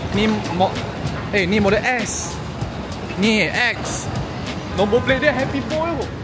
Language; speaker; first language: Malay; non-native, local second language; Chinese